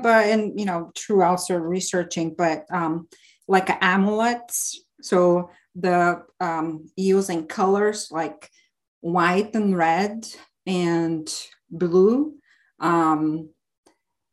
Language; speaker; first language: English; non-native, fluent; Bulgarian